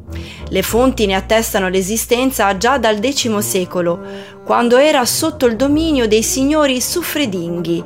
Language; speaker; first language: Italian; native; Italian